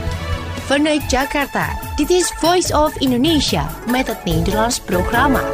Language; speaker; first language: Dutch; non-native, fluent; Indonesian